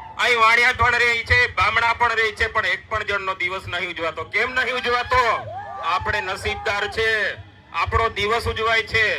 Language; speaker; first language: Gujarati; non-native, local second language; Vasavi